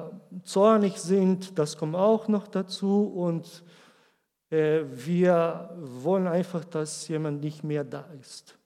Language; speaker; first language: German; non-native, learner; Portuguese